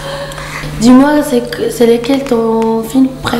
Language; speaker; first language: French; non-native, fluent; Spanish